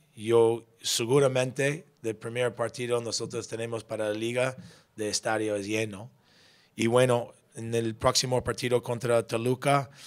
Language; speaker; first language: Spanish; non-native, learner; English